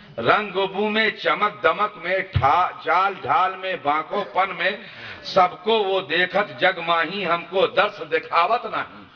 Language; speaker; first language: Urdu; native; Urdu